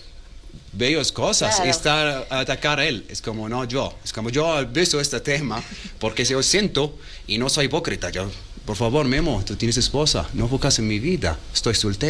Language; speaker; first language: Spanish; non-native, learner; Arabic